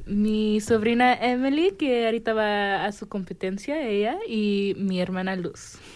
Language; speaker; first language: Spanish; early bilingual, heritage; Spanish